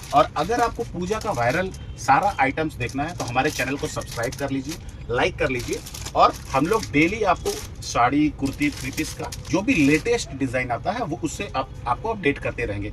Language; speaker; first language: Hindi; non-native, local second language; Bangla